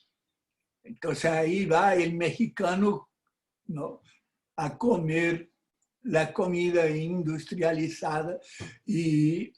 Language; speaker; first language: Spanish; non-native, fluent; Portuguese